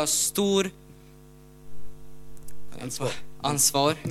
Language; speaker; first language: Swedish; non-native, learner; Ukrainian